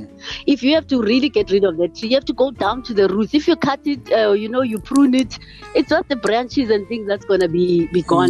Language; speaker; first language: English; non-native, local second language; Xhosa